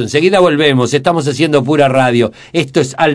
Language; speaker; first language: Spanish; native; Spanish